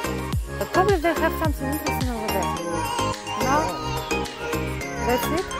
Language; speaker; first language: English; non-native, learner; Russian